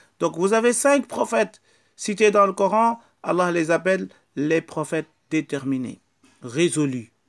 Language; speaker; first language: French; non-native, local second language; Wolof